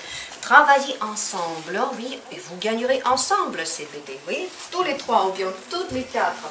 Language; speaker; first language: French; non-native, fluent; Ukrainian